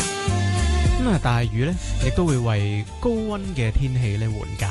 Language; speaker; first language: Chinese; non-native, local second language; Cantonese